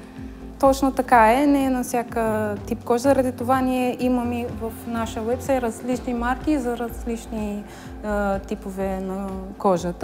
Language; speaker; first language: Bulgarian; non-native, learner; Romanian